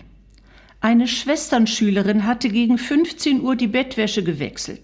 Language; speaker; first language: German; native; German